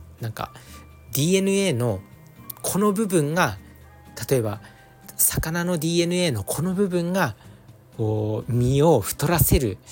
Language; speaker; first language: Japanese; native; Japanese